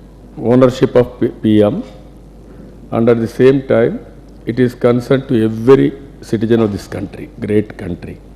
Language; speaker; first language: English; non-native, local second language; Telugu